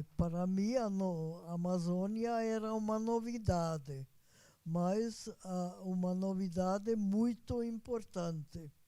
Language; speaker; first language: Portuguese; non-native, fluent; Hungarian